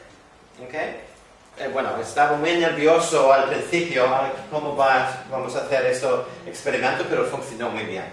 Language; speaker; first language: Spanish; non-native, fluent; English